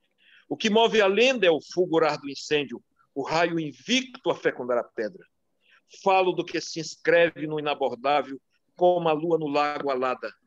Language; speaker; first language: Portuguese; native; Portuguese